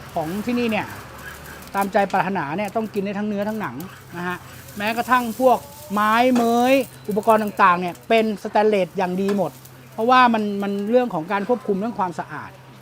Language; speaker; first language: Thai; native; Thai